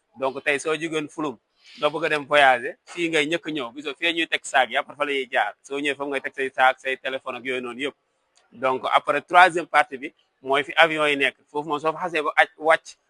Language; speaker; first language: Wolof; non-native, local second language; Serer